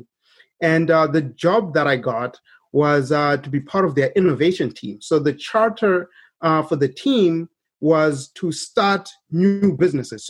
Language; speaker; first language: English; non-native, local second language; Shona